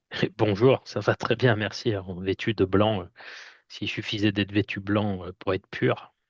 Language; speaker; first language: French; native; French